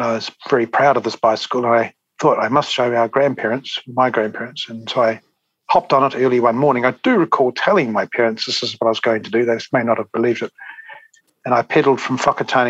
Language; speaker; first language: English; native; English